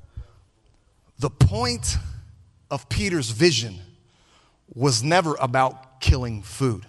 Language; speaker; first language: English; native; English